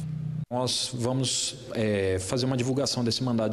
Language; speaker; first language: Portuguese; native; Portuguese